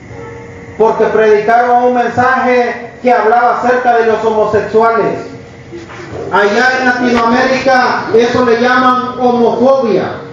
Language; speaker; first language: Spanish; native; Spanish